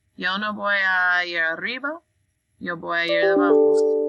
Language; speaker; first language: Spanish; non-native, learner; English